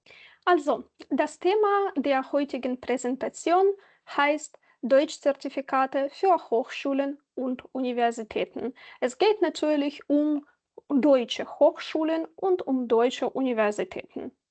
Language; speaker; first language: German; non-native, fluent; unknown